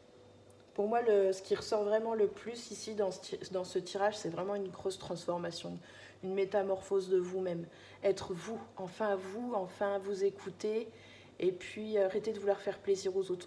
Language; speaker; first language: French; native; French